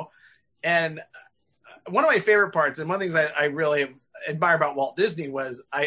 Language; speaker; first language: English; native; English